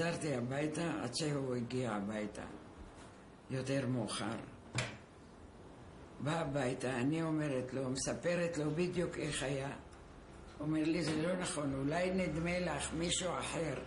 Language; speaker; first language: Hebrew; non-native, fluent; Arabic